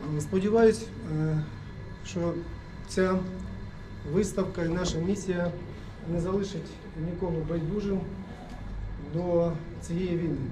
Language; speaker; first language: Ukrainian; native; Ukrainian